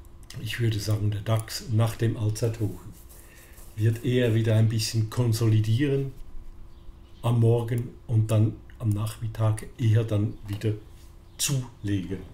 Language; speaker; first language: German; native; German